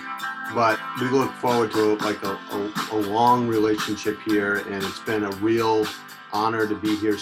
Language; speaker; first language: English; native; English